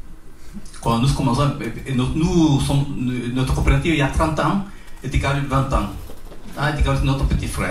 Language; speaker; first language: French; non-native, learner; Spanish